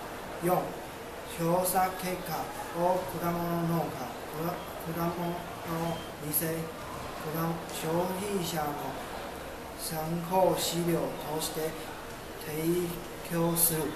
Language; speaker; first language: Japanese; non-native, learner; Chinese